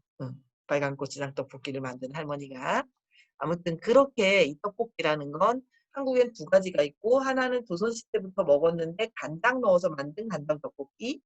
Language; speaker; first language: Korean; native; Korean